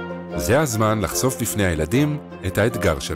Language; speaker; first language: Hebrew; native; Hebrew